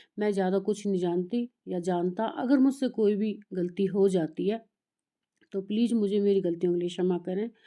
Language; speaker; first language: Hindi; native; Hindi